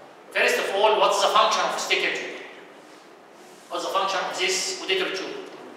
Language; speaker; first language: English; non-native, fluent; Arabic